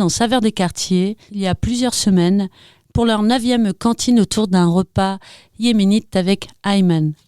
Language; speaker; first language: French; native; French